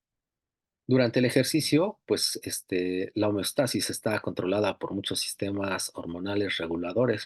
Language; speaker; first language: Spanish; native; Spanish